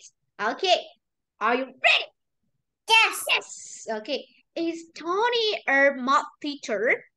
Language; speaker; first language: English; non-native, learner; Vietnamese